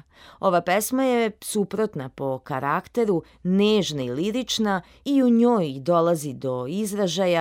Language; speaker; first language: Serbian; native; Serbian